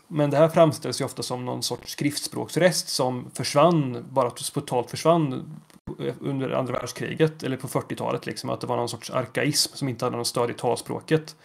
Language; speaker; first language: Swedish; native; Swedish